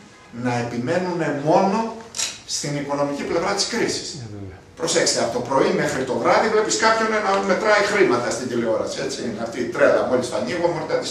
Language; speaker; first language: Greek; native; Greek